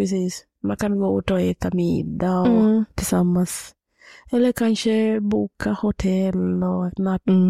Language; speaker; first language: Swedish; non-native, fluent; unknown